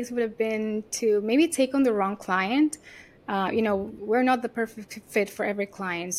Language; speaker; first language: English; non-native, fluent; Spanish